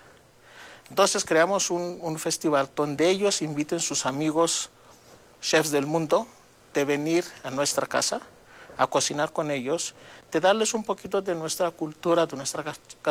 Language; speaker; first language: Spanish; native; Spanish